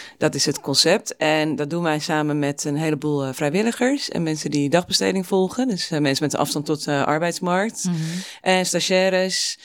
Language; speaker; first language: Dutch; non-native, fluent; English